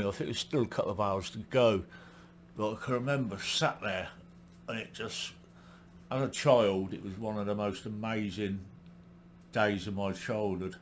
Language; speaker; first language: English; native; English